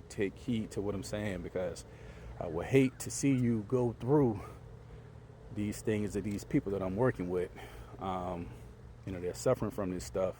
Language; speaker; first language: English; native; English